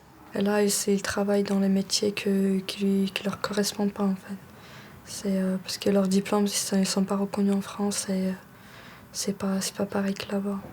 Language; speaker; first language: French; early bilingual, other home language; Georgian